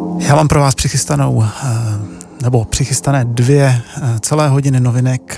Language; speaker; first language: Czech; native; Czech